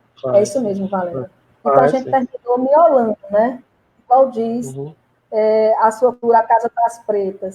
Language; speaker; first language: Portuguese; native; Portuguese